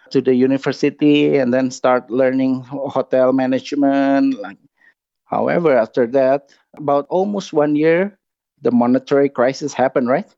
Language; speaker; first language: English; non-native, fluent; Indonesian